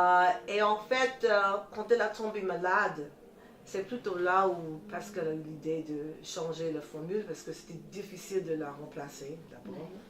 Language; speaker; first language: French; non-native, fluent; English